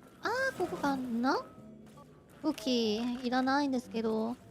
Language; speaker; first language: Japanese; non-native, fluent; Chinese